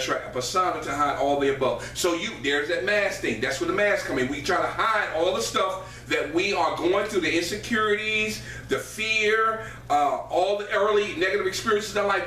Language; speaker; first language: English; native; English